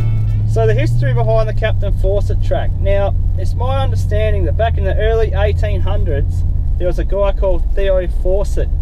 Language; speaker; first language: English; native; English